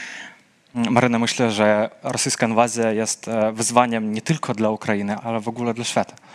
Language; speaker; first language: Polish; non-native, fluent; Ukrainian